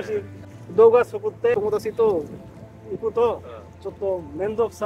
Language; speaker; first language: Japanese; non-native, learner; Bangla